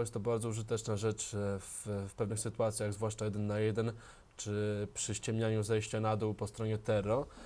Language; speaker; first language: Polish; native; Polish